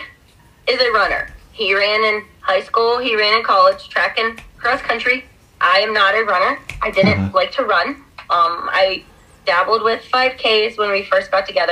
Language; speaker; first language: English; native; English